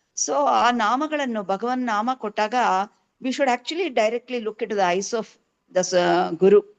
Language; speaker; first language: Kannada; native; Kannada